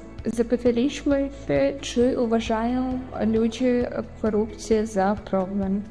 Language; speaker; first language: Polish; non-native, fluent; Ukrainian